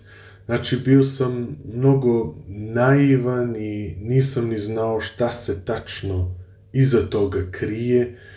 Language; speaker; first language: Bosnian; early bilingual, heritage; Bosnian